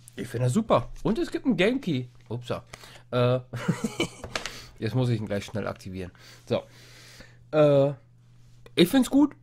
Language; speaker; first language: German; non-native, fluent; English